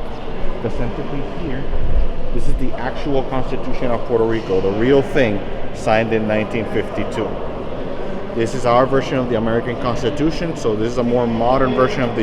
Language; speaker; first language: English; non-native, local second language; Spanish